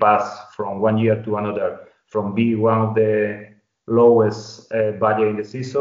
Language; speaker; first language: English; non-native, fluent; Spanish